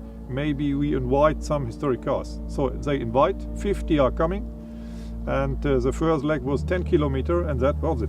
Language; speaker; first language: English; non-native, fluent; German